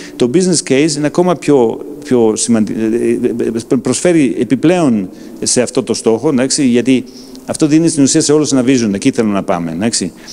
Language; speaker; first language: Greek; non-native, fluent; German